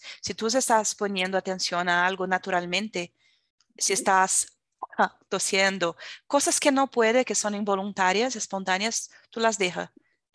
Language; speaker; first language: Spanish; non-native, fluent; Portuguese